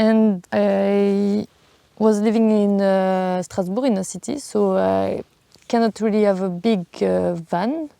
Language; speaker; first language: English; non-native, learner; French